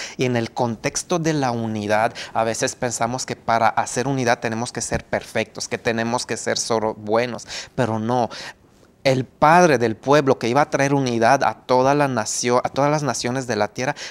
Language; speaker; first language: Spanish; non-native, fluent; Romanian